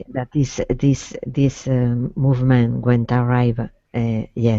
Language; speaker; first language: English; non-native, learner; Spanish